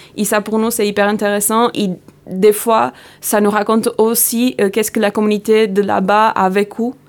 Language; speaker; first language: French; non-native, fluent; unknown